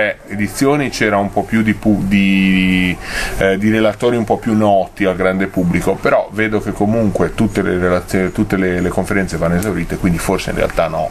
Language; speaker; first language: Italian; native; Italian